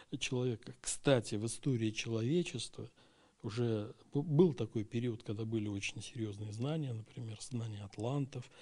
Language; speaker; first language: Russian; native; Russian